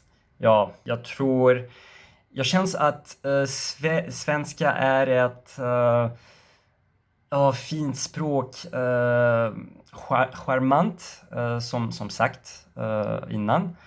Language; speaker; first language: Swedish; non-native, learner; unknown